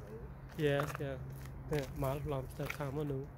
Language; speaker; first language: Danish; non-native, learner; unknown